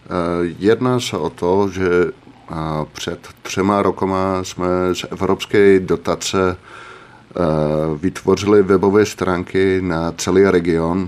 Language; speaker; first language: Czech; non-native, fluent; Dutch